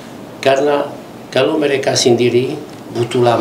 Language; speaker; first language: Indonesian; non-native, learner; Italian